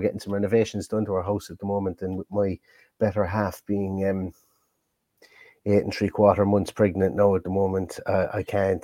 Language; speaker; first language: English; native; English